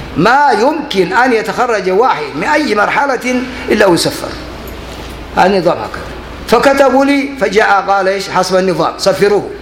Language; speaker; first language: Arabic; non-native, fluent; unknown